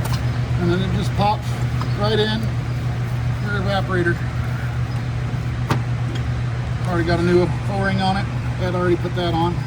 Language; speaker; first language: English; native; English